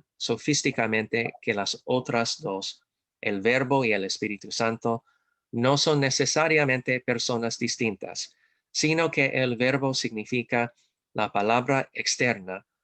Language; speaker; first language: Spanish; non-native, fluent; English